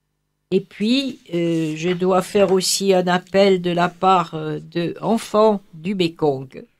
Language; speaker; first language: French; native; French